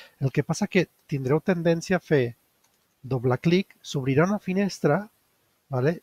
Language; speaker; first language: Catalan; non-native, local second language; Spanish